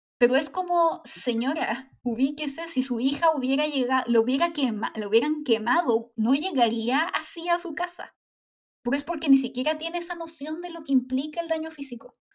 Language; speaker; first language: Spanish; native; Spanish